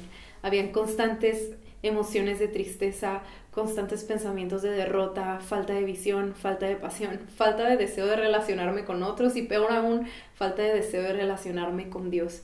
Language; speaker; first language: Spanish; native; Spanish